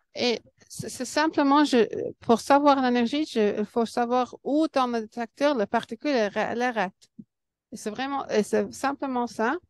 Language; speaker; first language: French; non-native, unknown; English